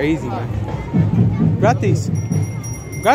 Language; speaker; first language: Spanish; non-native, learner; English